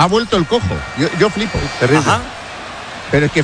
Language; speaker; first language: Spanish; native; Spanish